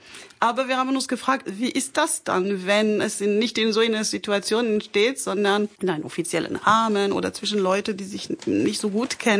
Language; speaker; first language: German; non-native, fluent; French